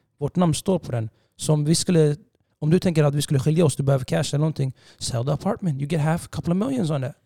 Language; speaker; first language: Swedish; early bilingual, other home language; Somali